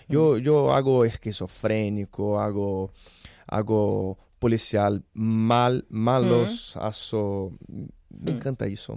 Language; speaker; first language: Spanish; non-native, learner; Portuguese